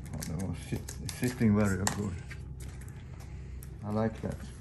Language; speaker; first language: English; non-native, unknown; Swedish